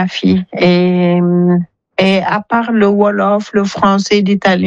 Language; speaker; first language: French; non-native, local second language; Wolof